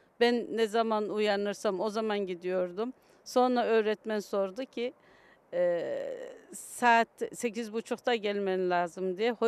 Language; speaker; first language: Turkish; early bilingual, other home language; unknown